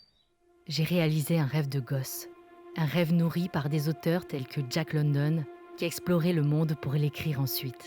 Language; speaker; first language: French; native; French